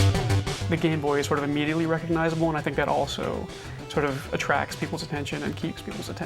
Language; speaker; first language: English; native; English